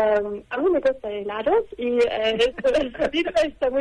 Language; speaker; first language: Spanish; non-native, learner; German